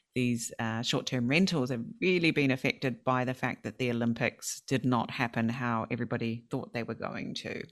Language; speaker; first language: English; native; English